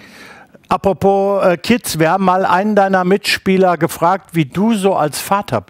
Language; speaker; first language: German; native; German